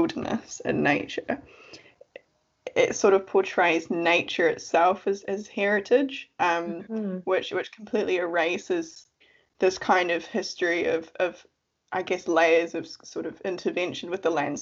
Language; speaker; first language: English; native; English